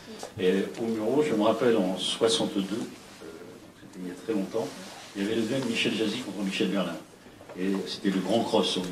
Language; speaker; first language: French; native; French